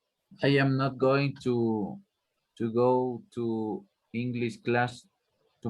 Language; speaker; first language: English; non-native, learner; Spanish